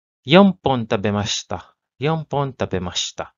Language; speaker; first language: Japanese; non-native, learner; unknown